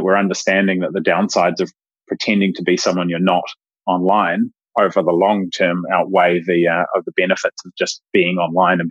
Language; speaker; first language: English; native; English